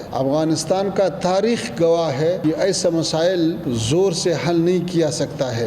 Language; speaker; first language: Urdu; non-native, fluent; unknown